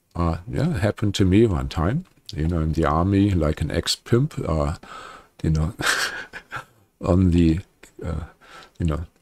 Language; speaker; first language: English; non-native, fluent; German